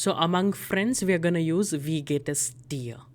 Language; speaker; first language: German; non-native, fluent; Hindi